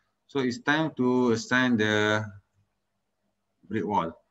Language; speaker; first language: English; non-native, local second language; Malay